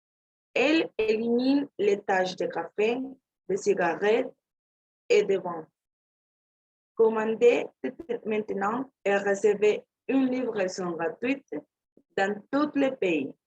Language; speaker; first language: French; non-native, learner; Spanish